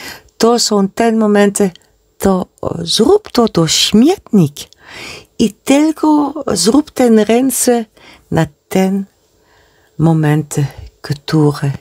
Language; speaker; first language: Polish; non-native, learner; Dutch